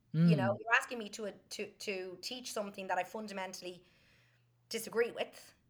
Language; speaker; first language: English; native; English